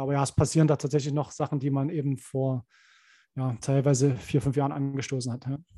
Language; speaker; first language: German; native; German